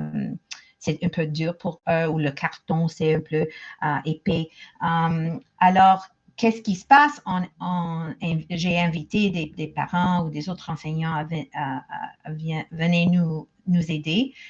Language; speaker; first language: French; non-native, local second language; English